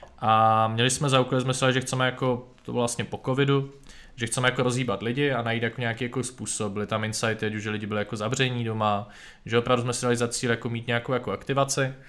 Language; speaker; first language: Czech; native; Czech